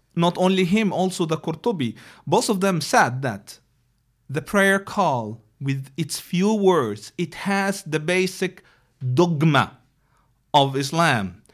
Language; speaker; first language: English; non-native, fluent; Arabic